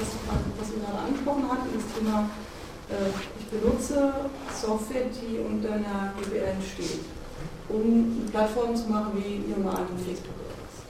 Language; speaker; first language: German; native; German